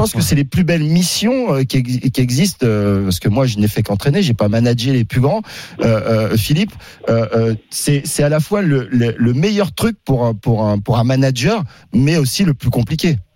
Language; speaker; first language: French; native; French